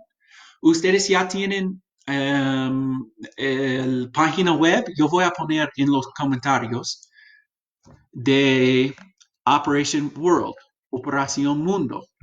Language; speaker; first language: Spanish; non-native, fluent; English